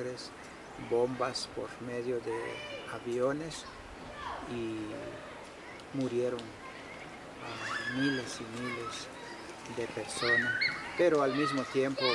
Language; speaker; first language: Spanish; non-native, local second language; Kʼicheʼ